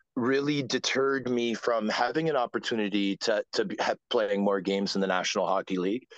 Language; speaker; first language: English; native; English